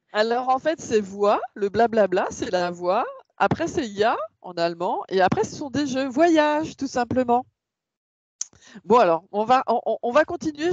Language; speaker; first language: French; native; French